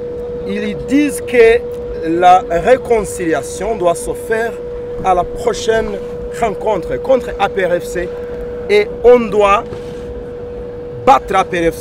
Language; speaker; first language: French; non-native, local second language; Kinyarwanda